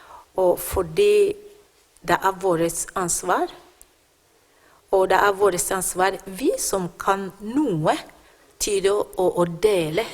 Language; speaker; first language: Norwegian; non-native, fluent; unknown